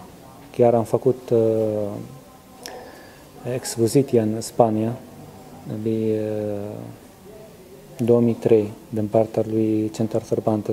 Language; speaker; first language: Romanian; non-native, learner; Arabic